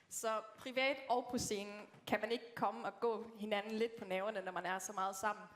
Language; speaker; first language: Danish; native; Danish